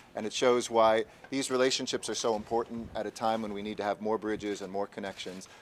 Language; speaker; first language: English; native; English